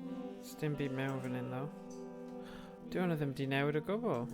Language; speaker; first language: Welsh; native; Welsh